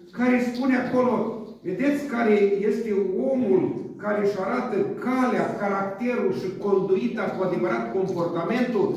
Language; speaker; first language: Romanian; native; Romanian